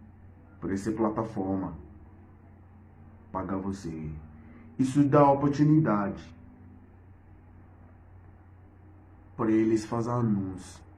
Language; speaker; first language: Portuguese; non-native, fluent; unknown